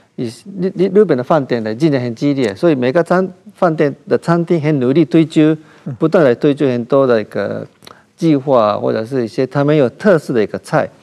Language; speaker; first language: Chinese; non-native, fluent; Japanese